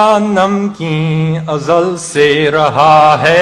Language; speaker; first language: Urdu; non-native, fluent; English